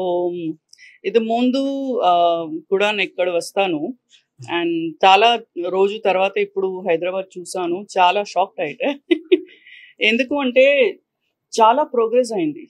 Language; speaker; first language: Telugu; non-native, learner; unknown